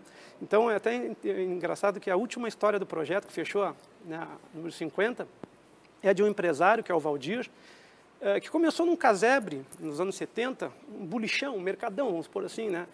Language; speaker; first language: Portuguese; native; Portuguese